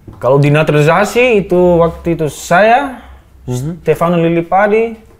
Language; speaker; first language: Indonesian; non-native, fluent; Dutch